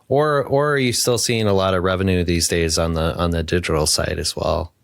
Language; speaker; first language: English; native; English